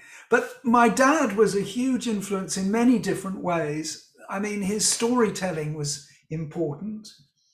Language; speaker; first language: English; native; English